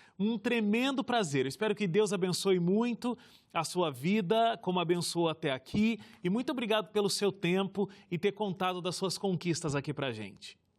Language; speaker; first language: Portuguese; native; Portuguese